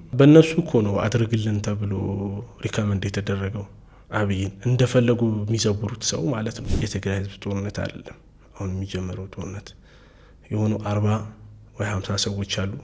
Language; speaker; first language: Amharic; non-native, local second language; Tigrinya